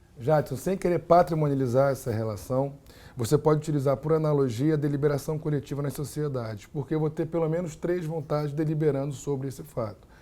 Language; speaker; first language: Portuguese; native; Portuguese